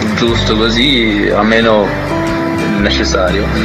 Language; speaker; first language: Italian; non-native, fluent; Norwegian